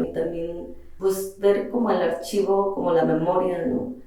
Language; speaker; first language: Spanish; native; Spanish